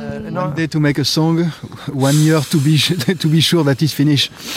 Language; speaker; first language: English; non-native, fluent; French